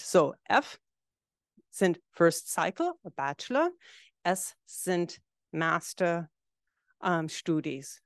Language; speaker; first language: German; non-native, fluent; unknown